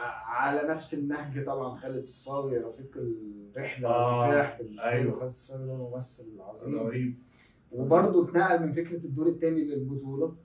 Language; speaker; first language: Arabic; native; Arabic